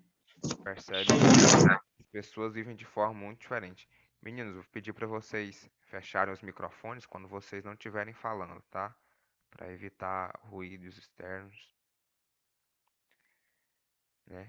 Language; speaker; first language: Portuguese; native; Portuguese